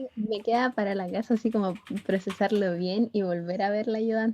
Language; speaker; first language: Spanish; native; Spanish